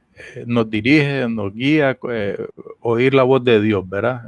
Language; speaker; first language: Spanish; native; Spanish